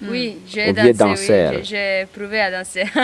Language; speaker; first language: French; non-native, learner; Italian